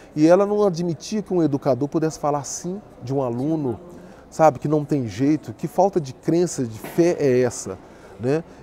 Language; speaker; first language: Portuguese; native; Portuguese